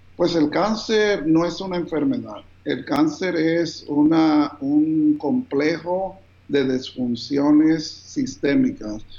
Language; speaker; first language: Spanish; early bilingual, heritage; Spanish